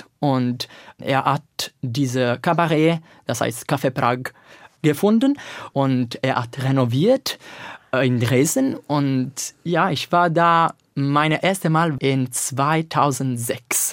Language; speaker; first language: German; non-native, learner; Italian